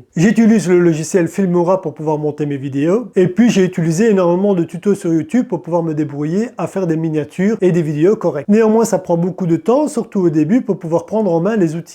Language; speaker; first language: French; native; French